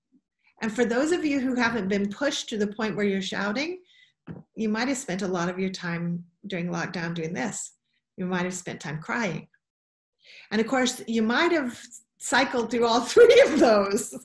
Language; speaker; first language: English; native; English